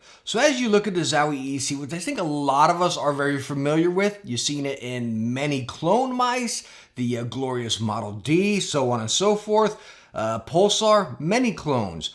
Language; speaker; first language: English; native; English